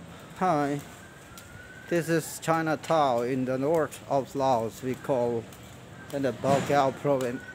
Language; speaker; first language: English; non-native, learner; Lao